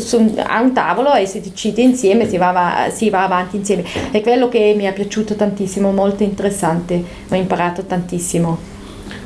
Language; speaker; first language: Italian; non-native, local second language; German